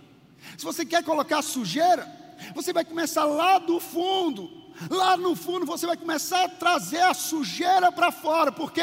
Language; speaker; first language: Portuguese; native; Portuguese